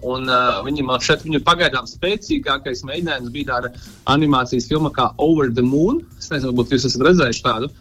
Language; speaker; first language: Latvian; non-native, local second language; Russian